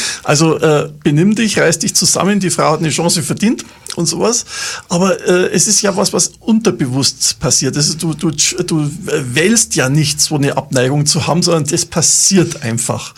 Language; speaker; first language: German; native; German